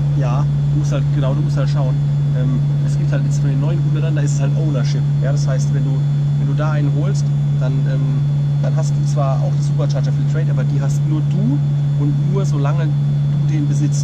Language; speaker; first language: German; native; German